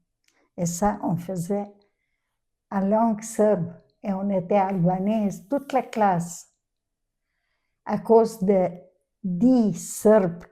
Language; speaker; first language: French; non-native, fluent; Albanian